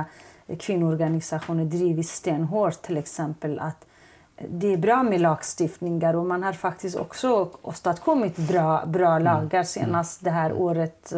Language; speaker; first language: Swedish; non-native, fluent; Kurdish